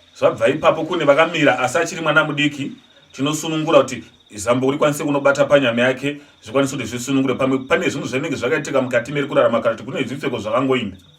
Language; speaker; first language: Shona; non-native, local second language; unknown